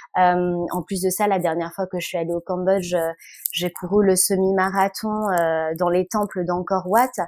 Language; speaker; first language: French; early bilingual, other home language; Vietnamese